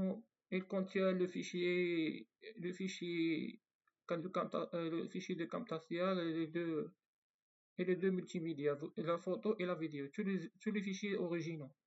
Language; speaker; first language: French; non-native, fluent; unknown